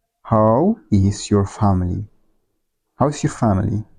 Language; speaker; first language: English; non-native, local second language; Oromo